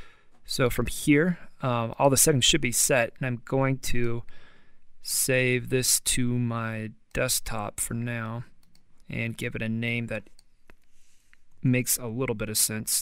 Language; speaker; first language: English; native; English